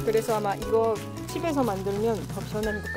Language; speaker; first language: Korean; non-native, learner; French